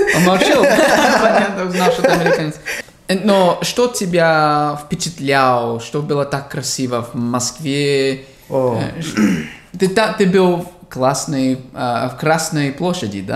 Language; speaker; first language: Russian; non-native, fluent; English